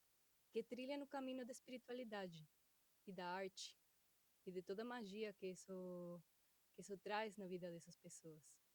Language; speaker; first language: Portuguese; non-native, fluent; Spanish